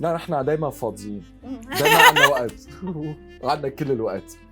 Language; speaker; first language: Arabic; native; Arabic